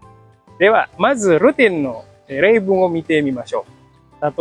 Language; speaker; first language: Japanese; non-native, fluent; Indonesian